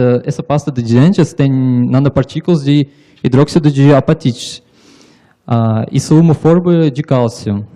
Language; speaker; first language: Portuguese; non-native, learner; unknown